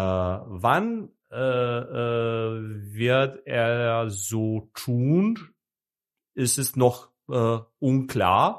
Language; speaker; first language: German; non-native, fluent; Serbian